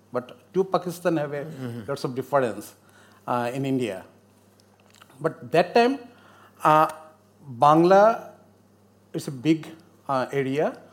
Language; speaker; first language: English; non-native, local second language; Bangla